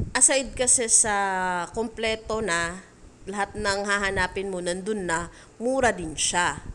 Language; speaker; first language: Filipino; non-native, local second language; Cebuano